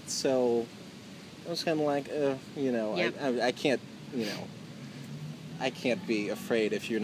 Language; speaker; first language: English; native; English